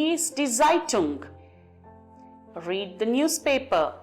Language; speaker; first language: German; non-native, fluent; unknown